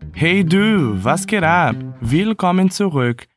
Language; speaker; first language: German; non-native, fluent; Portuguese